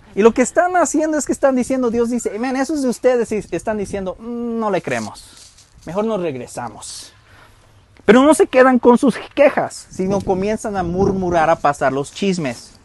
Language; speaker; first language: Spanish; early bilingual, heritage; Spanish